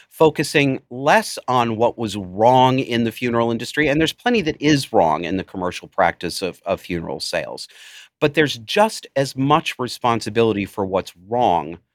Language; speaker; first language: English; native; English